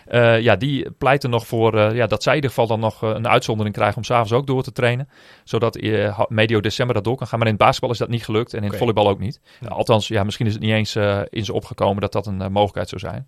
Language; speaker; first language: Dutch; native; Dutch